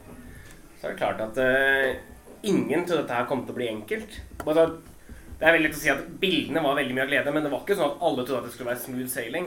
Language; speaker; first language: Norwegian; native; Norwegian